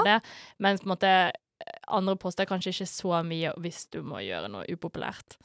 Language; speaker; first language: Norwegian; early bilingual, other home language; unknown